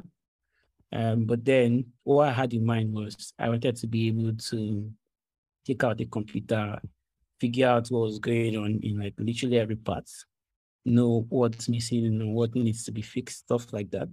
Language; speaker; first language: English; non-native, local second language; Ibibio